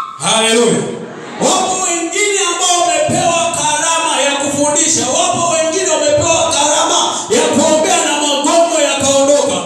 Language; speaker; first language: Swahili; non-native, local second language; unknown